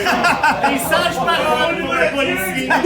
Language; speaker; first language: French; native; French